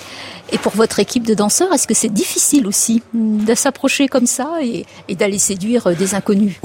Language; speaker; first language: French; native; French